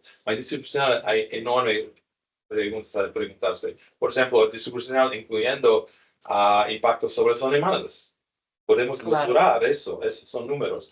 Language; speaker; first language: Portuguese; non-native, learner; Spanish